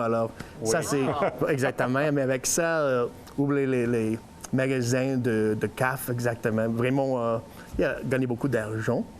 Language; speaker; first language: French; non-native, learner; English